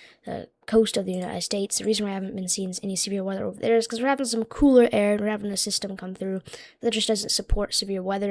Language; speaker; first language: English; native; English